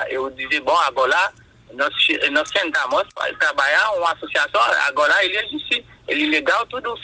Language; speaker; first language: Portuguese; non-native, local second language; Haitian Creole